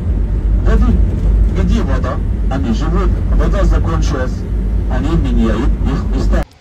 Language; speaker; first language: Russian; non-native, learner; Arabic